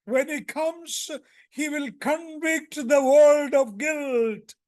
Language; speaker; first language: English; non-native, local second language; Hindi